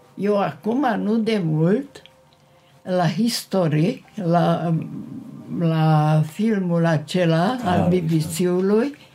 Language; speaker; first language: Romanian; non-native, local second language; Hungarian